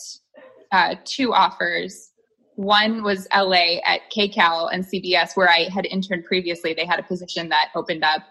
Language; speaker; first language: English; native; English